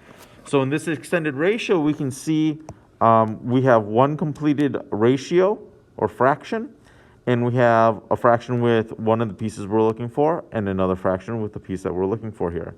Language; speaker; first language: English; native; English